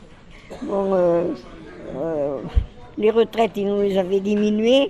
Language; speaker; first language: French; native; French